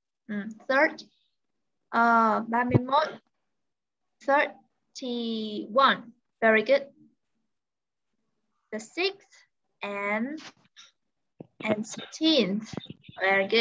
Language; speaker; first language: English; non-native, learner; Vietnamese